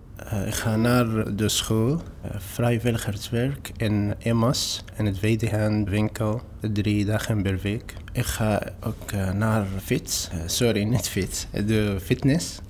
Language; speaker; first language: Dutch; non-native, learner; Arabic